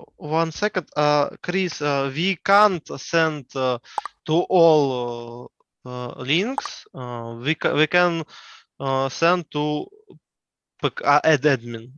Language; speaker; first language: English; non-native, learner; Russian